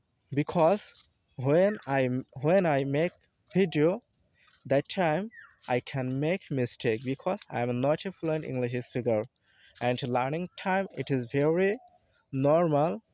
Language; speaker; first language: English; non-native, learner; Bangla